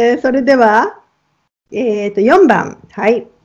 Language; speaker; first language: Japanese; native; Japanese